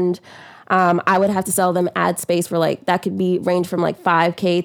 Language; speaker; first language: English; native; English